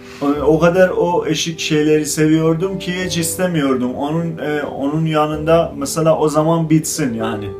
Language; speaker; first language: Turkish; non-native, fluent; Azerbaijani